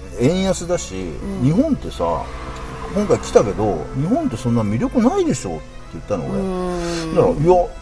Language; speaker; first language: Japanese; native; Japanese